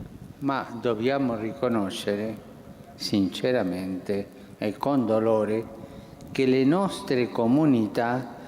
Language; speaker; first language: Italian; early bilingual, heritage; Spanish